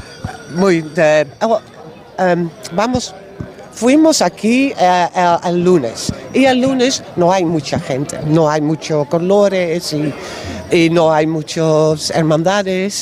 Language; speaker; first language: Spanish; non-native, learner; Dutch